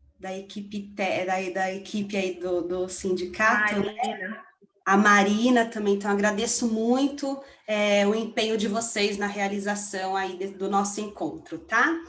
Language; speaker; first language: Portuguese; native; Portuguese